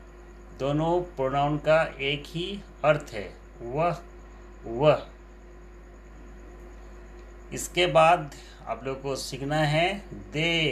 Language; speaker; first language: Hindi; non-native, local second language; Bangla